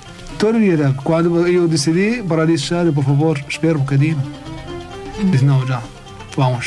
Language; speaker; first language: Portuguese; non-native, learner; Arabic